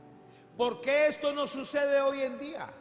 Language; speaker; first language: Spanish; native; Spanish